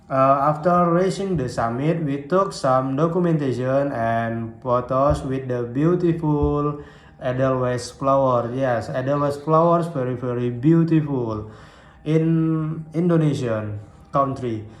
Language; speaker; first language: English; non-native, learner; Indonesian